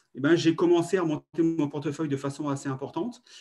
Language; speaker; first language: French; native; French